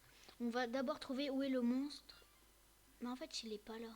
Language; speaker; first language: French; native; French